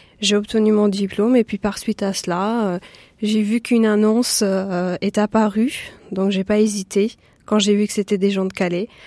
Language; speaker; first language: French; early bilingual, other home language; Persian